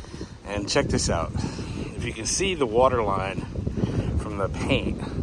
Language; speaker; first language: English; native; English